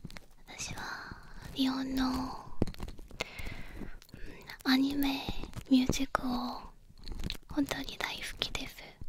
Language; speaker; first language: Japanese; non-native, learner; Korean